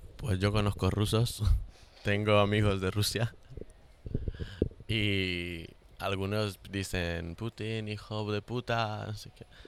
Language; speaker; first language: Spanish; native; Spanish